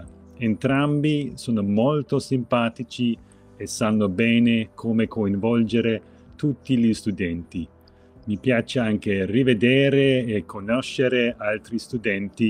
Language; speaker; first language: Italian; non-native, fluent; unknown